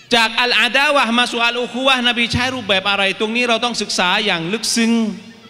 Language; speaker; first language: Malay; native; Malay